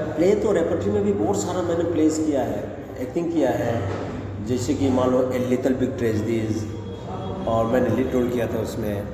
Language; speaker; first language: Hindi; non-native, local second language; Manipuri